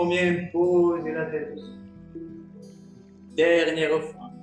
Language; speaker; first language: French; native; French